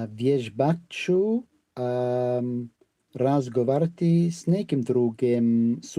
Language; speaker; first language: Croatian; non-native, learner; English